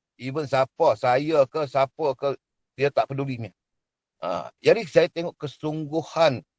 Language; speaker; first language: Malay; native; Malay